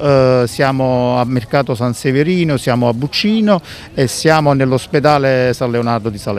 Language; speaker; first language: Italian; native; Italian